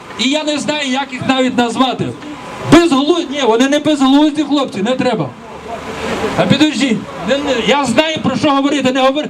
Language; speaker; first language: Ukrainian; native; Ukrainian